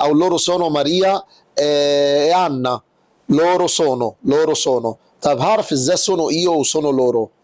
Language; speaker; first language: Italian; non-native, fluent; Arabic